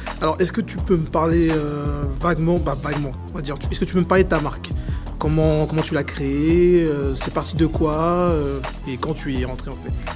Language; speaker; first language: French; native; French